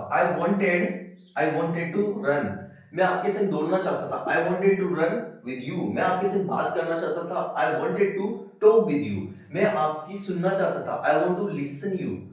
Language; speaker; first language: Hindi; native; Hindi